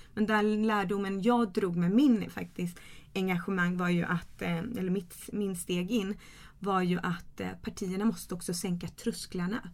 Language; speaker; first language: Swedish; early bilingual, other home language; Kurdish